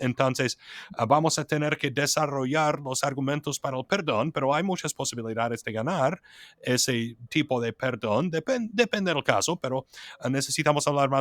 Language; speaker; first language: Spanish; non-native, fluent; English